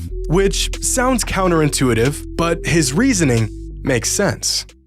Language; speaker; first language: English; native; English